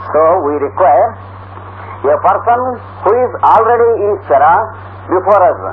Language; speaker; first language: English; non-native, local second language; Telugu